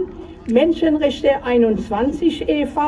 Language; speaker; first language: German; non-native, fluent; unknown